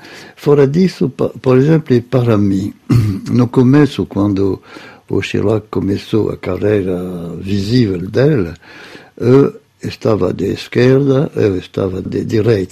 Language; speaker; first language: Portuguese; non-native, fluent; French